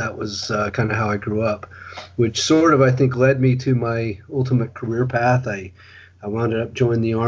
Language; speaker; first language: English; native; English